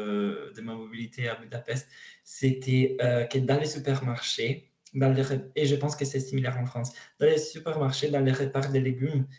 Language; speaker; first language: French; non-native, learner; Italian